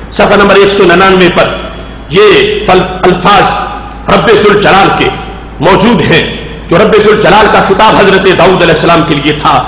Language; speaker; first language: Urdu; non-native, local second language; Punjabi